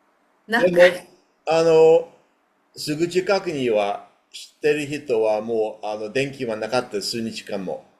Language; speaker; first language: Japanese; non-native, fluent; English